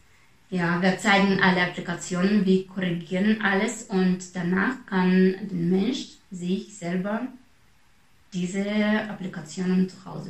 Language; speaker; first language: German; non-native, fluent; Russian